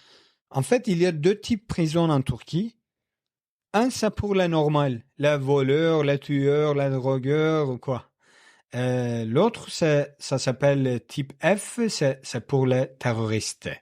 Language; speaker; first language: French; non-native, learner; Kurdish